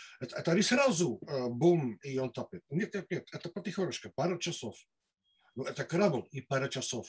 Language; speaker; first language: Russian; non-native, learner; Dutch